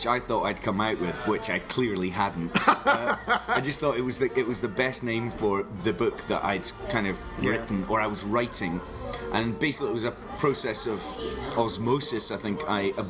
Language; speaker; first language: English; native; English